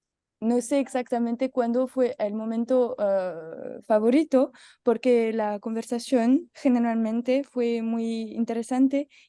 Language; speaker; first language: Spanish; non-native, learner; French